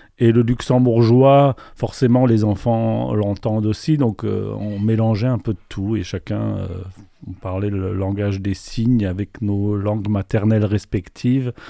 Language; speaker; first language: French; non-native, local second language; Polish